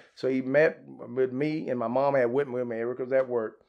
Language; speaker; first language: English; native; English